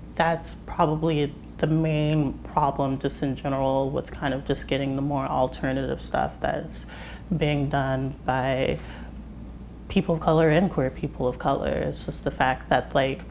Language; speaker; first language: English; native; English